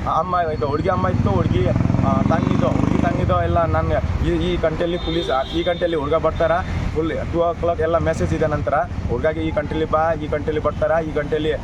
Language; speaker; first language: Kannada; non-native, learner; Nepali